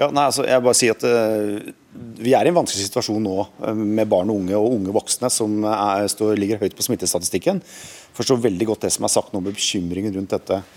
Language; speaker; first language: Norwegian; native; Norwegian